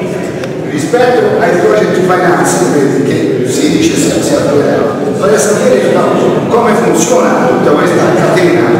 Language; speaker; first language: Italian; native; Italian